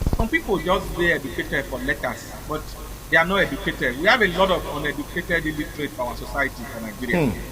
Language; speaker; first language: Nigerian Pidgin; non-native, local second language; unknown